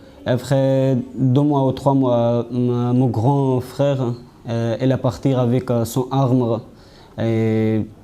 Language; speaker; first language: French; non-native, learner; Pashto